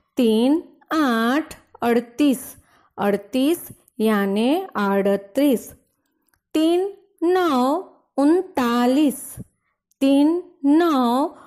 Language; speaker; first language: Hindi; non-native, local second language; Gujarati